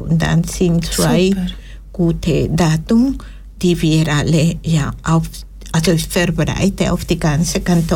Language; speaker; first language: German; non-native, fluent; Spanish